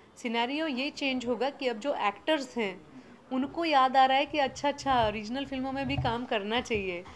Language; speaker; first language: Hindi; non-native, local second language; Marathi